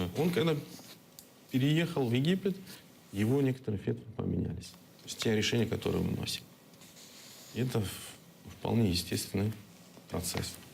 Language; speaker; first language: Russian; non-native, local second language; Crimean Tatar